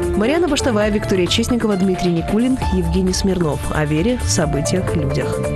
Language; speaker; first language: Russian; native; Russian